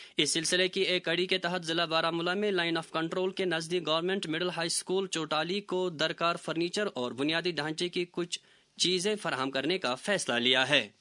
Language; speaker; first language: Urdu; non-native, local second language; Kashmiri